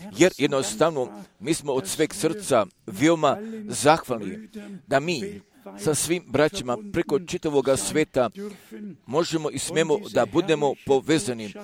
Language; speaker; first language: Croatian; early bilingual, heritage; Serbian